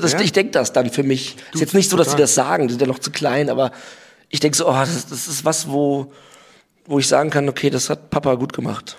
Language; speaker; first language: German; native; German